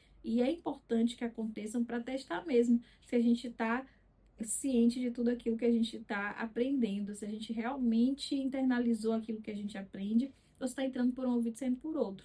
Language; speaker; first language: Portuguese; native; Portuguese